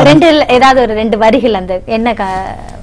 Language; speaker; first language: Tamil; native; Tamil